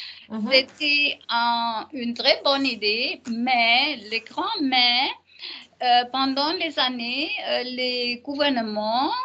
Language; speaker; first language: French; non-native, learner; German